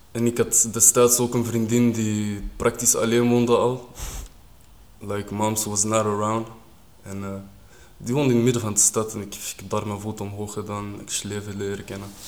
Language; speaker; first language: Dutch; native; Dutch